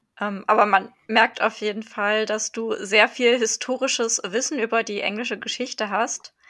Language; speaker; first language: German; native; German